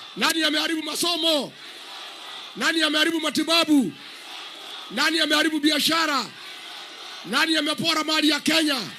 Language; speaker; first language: Swahili; non-native, local second language; Kikuyu